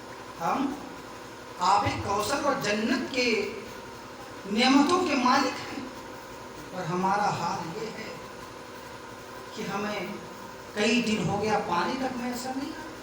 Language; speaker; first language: Urdu; native; Urdu